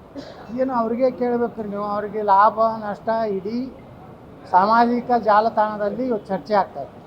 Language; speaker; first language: Kannada; native; Kannada